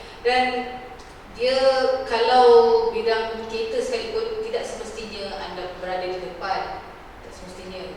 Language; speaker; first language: Malay; native; Malay